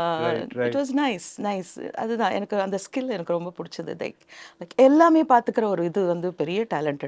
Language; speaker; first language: Tamil; non-native, local second language; Telugu